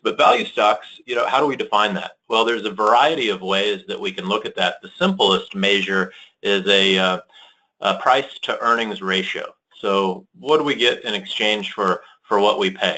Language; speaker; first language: English; native; English